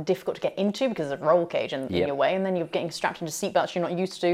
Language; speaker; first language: English; native; English